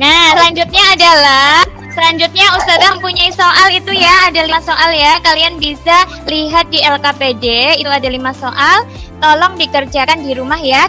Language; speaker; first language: Indonesian; native; Indonesian